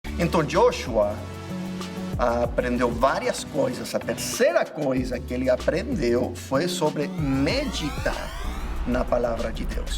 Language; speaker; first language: Portuguese; non-native, fluent; English